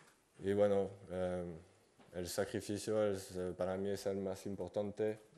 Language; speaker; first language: Spanish; non-native, learner; French